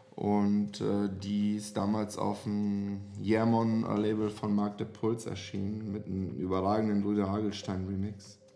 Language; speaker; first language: German; non-native, fluent; Serbian